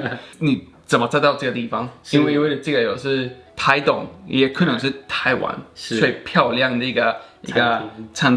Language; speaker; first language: Chinese; non-native, fluent; Swedish